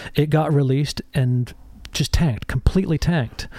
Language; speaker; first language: English; native; English